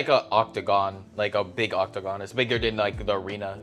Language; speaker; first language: English; native; English